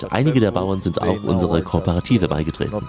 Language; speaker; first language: German; native; German